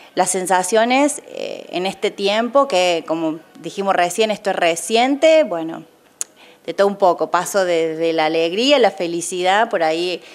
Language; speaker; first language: Spanish; native; Spanish